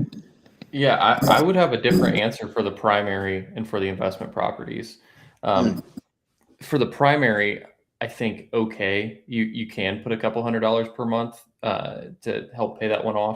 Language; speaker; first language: English; native; English